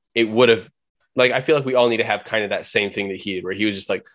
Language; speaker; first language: English; native; English